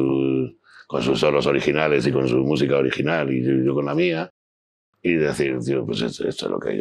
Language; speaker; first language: Spanish; native; Spanish